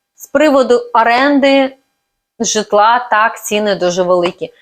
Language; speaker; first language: Ukrainian; native; Ukrainian